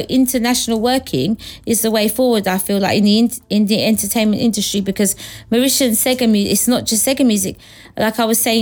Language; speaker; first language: English; non-native, local second language; Morisyen